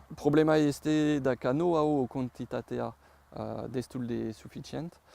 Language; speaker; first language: Romanian; non-native, fluent; French